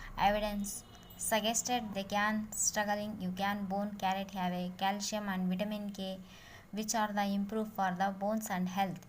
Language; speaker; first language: English; non-native, local second language; Kannada